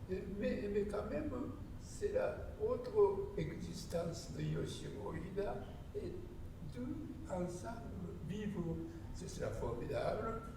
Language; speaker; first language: French; non-native, learner; Japanese